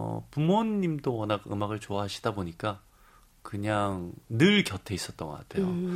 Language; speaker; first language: Korean; early bilingual, heritage; Korean